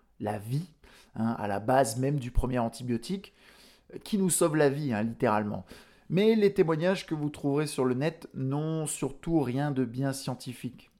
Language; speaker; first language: French; native; French